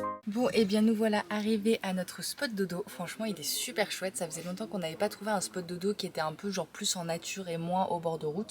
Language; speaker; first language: French; native; French